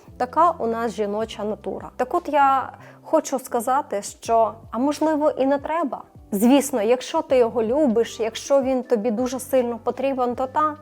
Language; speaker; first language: Ukrainian; non-native, local second language; Russian